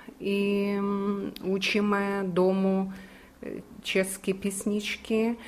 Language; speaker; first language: Czech; non-native, learner; Ukrainian